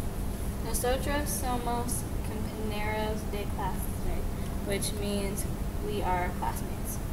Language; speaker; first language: Spanish; non-native, learner; English